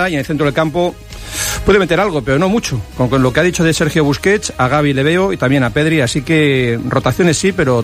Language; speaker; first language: Spanish; native; Spanish